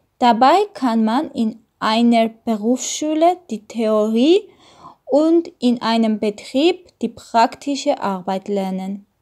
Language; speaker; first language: German; non-native, learner; Armenian